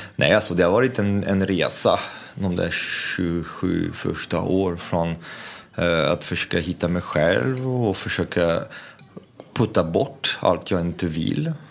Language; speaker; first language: Swedish; non-native, fluent; French